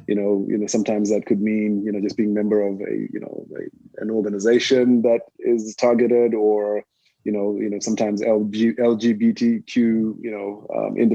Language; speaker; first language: English; non-native, local second language; Shona